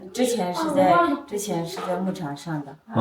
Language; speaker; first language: Chinese; non-native, local second language; Tibetan